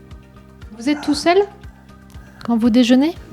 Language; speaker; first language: French; native; French